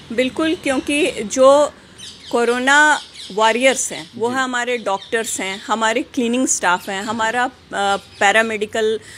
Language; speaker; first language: Hindi; native; Hindi